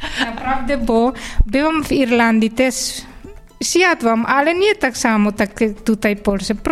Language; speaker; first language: Polish; non-native, learner; Indonesian